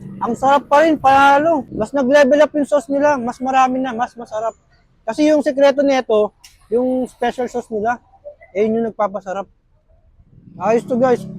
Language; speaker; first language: Filipino; native; Filipino